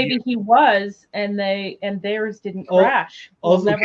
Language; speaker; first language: English; native; English